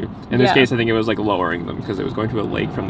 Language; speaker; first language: English; native; English